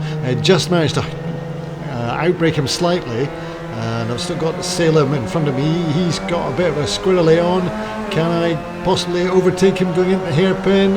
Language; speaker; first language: English; native; English